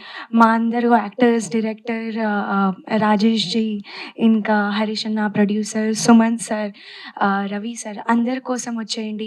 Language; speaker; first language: Telugu; non-native, learner; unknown